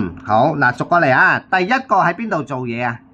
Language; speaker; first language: Cantonese; native; Cantonese